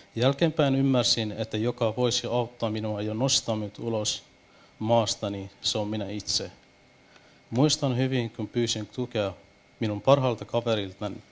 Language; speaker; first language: Finnish; non-native, fluent; Persian